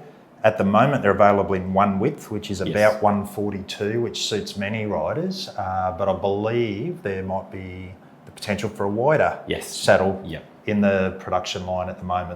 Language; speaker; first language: English; native; English